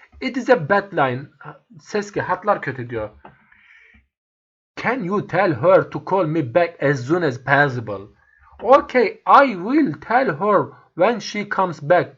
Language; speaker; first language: English; non-native, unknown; Turkish